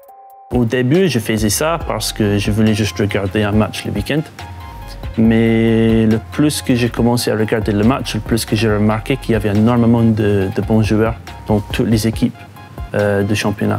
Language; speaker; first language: French; non-native, fluent; English